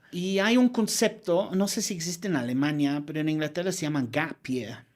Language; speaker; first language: Spanish; non-native, fluent; English